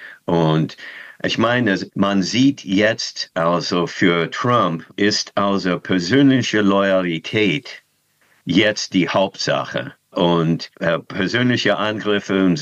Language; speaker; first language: German; non-native, fluent; English